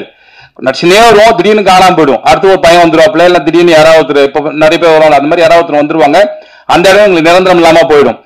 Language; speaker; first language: Tamil; native; Tamil